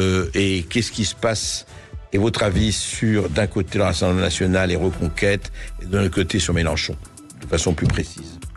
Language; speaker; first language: French; native; French